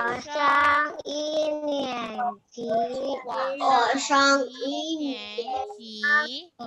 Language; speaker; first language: Chinese; non-native, learner; Indonesian